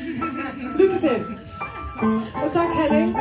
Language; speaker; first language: Norwegian; non-native, fluent; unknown